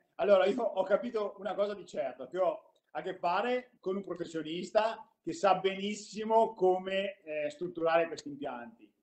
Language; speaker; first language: Italian; native; Italian